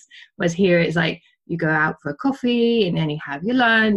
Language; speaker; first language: English; native; English